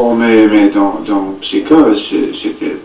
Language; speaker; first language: French; non-native, learner; English